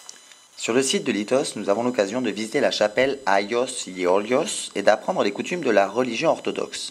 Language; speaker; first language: French; native; French